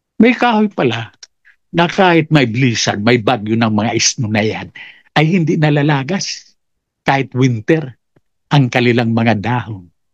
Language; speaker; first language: Filipino; non-native, local second language; Bikol